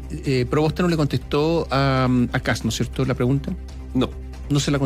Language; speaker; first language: Spanish; native; Spanish